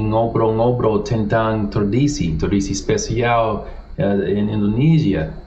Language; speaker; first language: Indonesian; non-native, learner; English